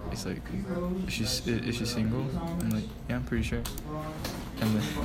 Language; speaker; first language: English; native; English